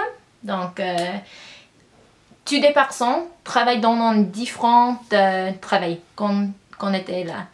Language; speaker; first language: French; non-native, learner; English